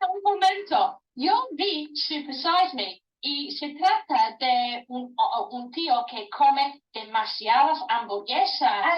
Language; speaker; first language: Spanish; non-native, learner; English